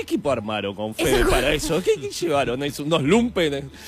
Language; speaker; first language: Spanish; native; Spanish